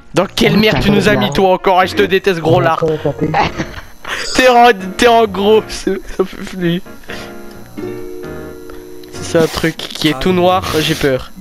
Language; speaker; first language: French; native; French